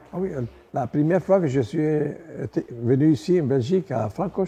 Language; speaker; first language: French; non-native, learner; Italian